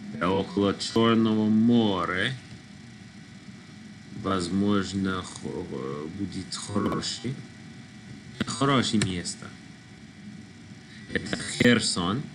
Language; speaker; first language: Russian; non-native, learner; English